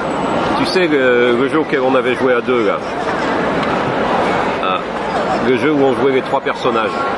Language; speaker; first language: French; native; French